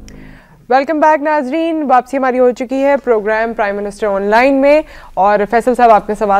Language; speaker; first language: Urdu; native; Urdu